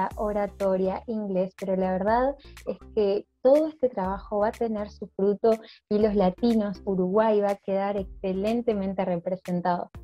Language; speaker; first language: Spanish; native; Spanish